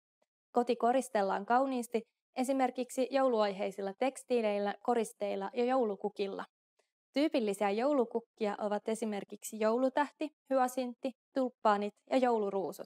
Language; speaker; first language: Finnish; native; Finnish